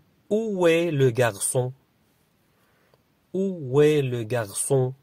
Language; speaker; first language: French; non-native, fluent; Arabic